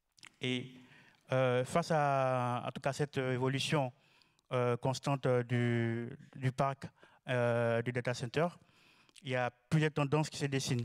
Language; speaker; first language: French; native; French